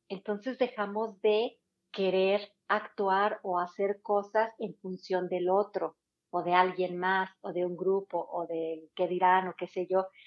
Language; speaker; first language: Spanish; native; Spanish